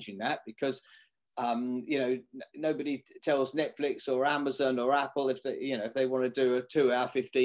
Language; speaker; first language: English; native; English